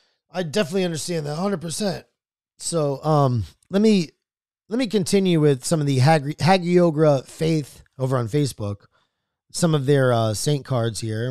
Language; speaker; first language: English; native; English